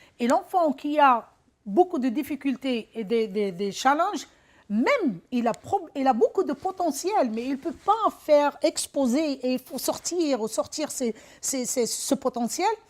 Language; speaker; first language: French; non-native, local second language; Arabic